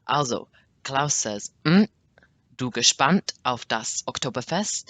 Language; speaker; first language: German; non-native, learner; English